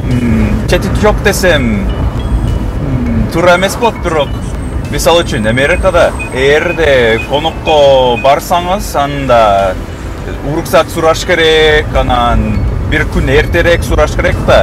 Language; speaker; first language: Kyrgyz; non-native, fluent; English